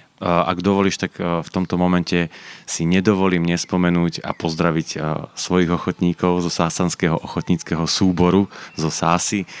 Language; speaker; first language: Slovak; native; Slovak